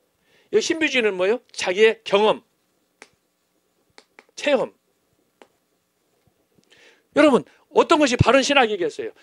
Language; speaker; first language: Korean; native; Korean